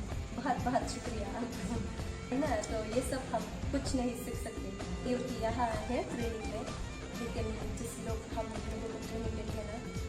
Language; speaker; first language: Hindi; non-native, local second language; Khasi